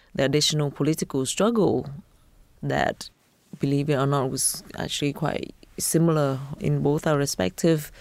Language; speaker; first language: English; non-native, fluent; Vietnamese